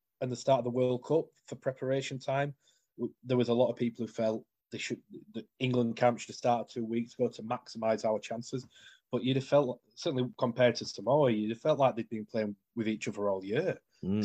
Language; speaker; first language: English; native; English